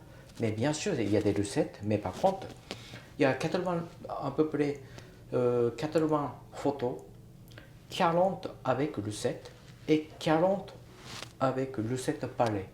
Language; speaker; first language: French; non-native, learner; Japanese